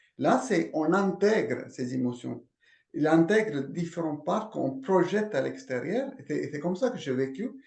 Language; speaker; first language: French; native; French